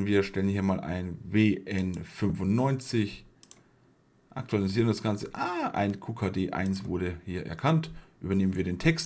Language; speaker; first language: German; native; German